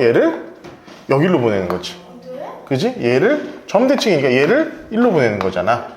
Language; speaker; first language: Korean; native; Korean